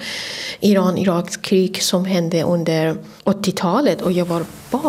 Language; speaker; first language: Swedish; non-native, fluent; Persian